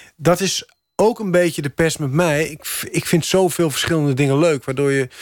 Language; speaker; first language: Dutch; native; Dutch